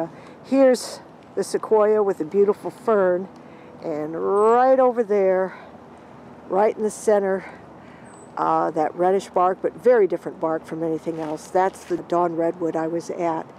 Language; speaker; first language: English; native; English